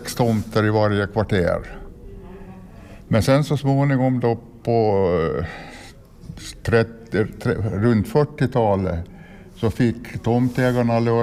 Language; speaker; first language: Swedish; native; Swedish